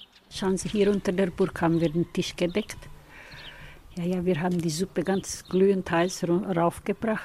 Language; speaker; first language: German; native; German